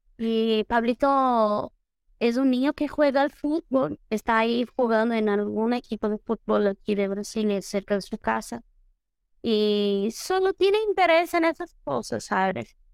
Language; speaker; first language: Spanish; non-native, fluent; Portuguese